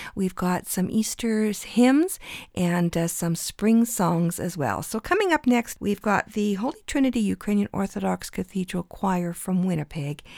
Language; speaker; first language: English; early bilingual, other home language; Ukrainian